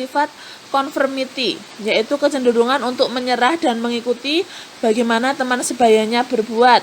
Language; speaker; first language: Indonesian; native; Indonesian